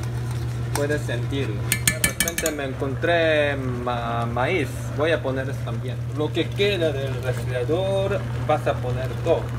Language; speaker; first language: Spanish; non-native, learner; Korean